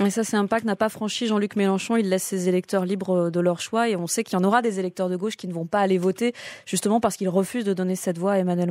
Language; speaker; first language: French; native; French